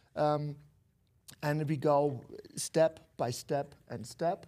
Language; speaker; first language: English; non-native, learner; German